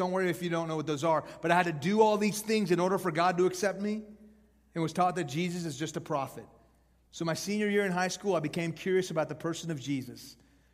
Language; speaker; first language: English; native; English